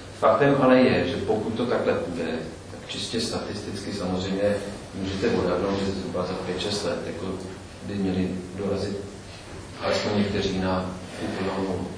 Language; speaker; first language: Czech; native; Czech